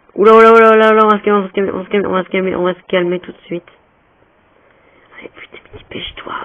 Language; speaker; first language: French; native; French